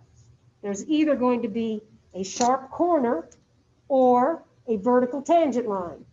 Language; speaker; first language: English; native; English